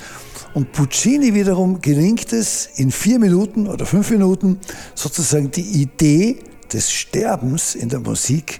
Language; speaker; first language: German; native; German